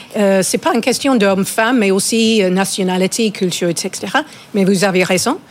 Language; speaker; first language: French; non-native, fluent; English